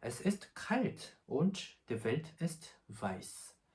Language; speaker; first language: German; non-native, fluent; Korean